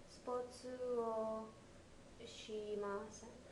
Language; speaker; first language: Japanese; non-native, learner; English